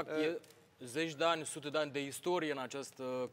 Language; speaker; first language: Romanian; native; Romanian